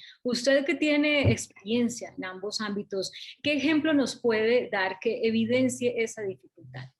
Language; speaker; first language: Spanish; native; Spanish